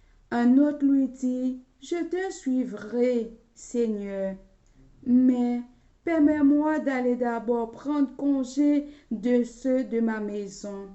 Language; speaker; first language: French; non-native, local second language; Haitian Creole